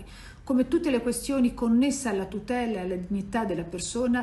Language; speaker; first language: Italian; native; Italian